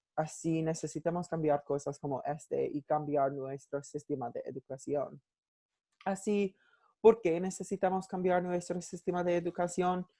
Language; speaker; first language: Spanish; non-native, learner; English